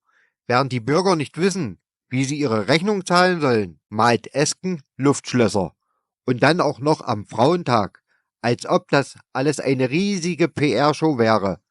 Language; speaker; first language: German; native; German